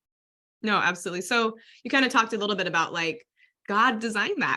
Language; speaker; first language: English; native; English